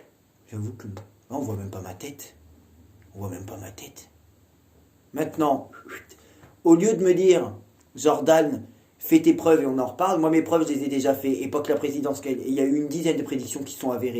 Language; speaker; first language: French; native; French